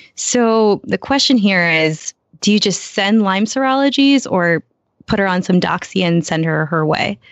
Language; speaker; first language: English; early bilingual, other home language; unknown